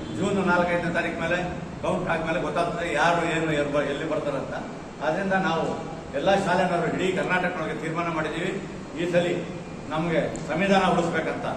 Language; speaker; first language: Kannada; non-native, local second language; Urdu